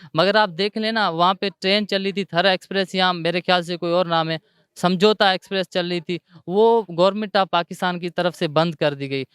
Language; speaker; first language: Urdu; non-native, local second language; Sindhi